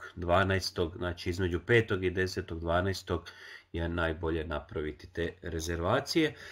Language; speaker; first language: Croatian; non-native, local second language; Hungarian